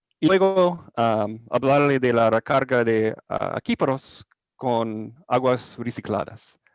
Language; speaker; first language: Spanish; non-native, learner; English